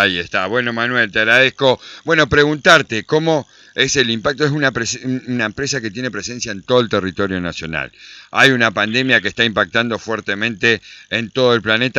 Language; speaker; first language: Spanish; native; Spanish